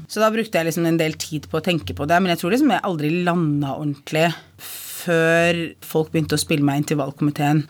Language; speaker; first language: Norwegian; early bilingual, other home language; Arabic